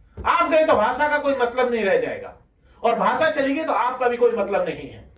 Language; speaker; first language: Hindi; non-native, local second language; Rajasthani